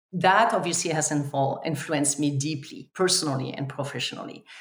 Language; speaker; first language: English; non-native, fluent; French